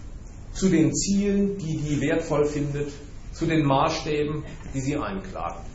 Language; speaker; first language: German; native; German